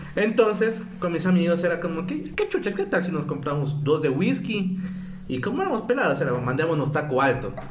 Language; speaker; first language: Spanish; native; Spanish